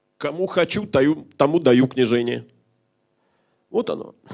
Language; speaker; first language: Russian; native; Russian